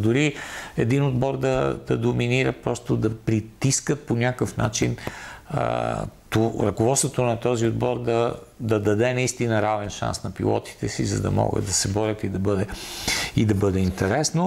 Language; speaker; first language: Bulgarian; native; Bulgarian